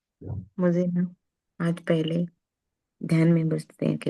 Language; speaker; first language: Hindi; non-native, local second language; Marathi